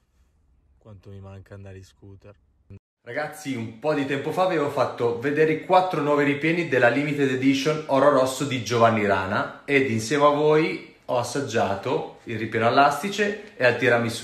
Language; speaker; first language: Italian; native; Italian